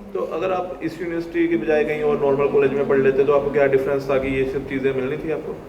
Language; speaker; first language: Hindi; non-native, local second language; Punjabi